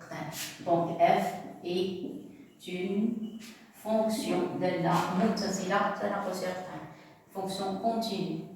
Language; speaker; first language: French; non-native, local second language; Arabic